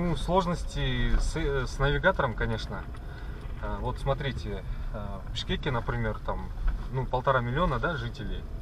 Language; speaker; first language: Russian; non-native, local second language; Kyrgyz